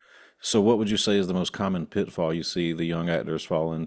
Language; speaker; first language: English; native; English